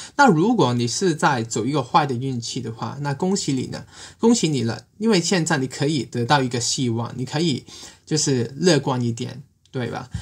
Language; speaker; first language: Chinese; non-native, local second language; Cantonese